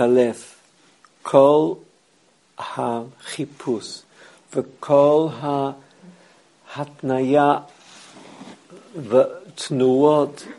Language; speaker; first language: Hebrew; non-native, fluent; English